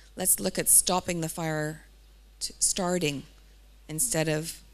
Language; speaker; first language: English; native; English